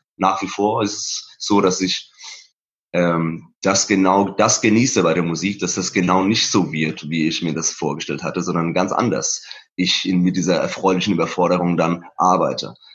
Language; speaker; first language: German; early bilingual, other home language; Persian